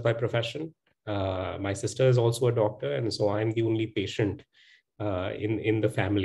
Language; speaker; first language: English; non-native, local second language; Hindi